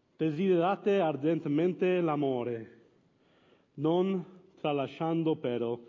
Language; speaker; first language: Italian; non-native, fluent; English